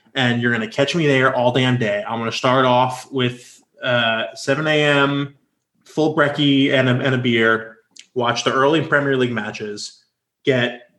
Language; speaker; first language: English; native; English